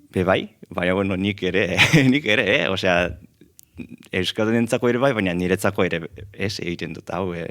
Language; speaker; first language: Basque; non-native, learner; Japanese